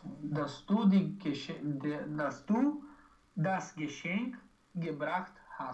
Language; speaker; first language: German; non-native, learner; Romanian